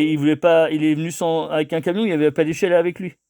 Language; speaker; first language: French; native; French